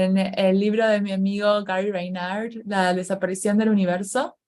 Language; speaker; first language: Spanish; native; Spanish